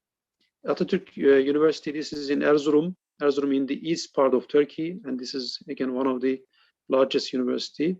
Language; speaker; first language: English; non-native, fluent; Turkish